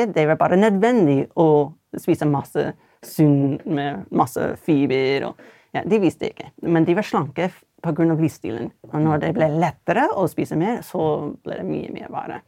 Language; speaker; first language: Norwegian; non-native, fluent; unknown